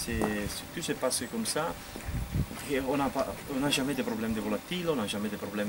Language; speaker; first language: French; non-native, fluent; Italian